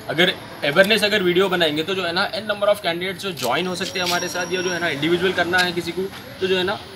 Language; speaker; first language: Hindi; non-native, local second language; Urdu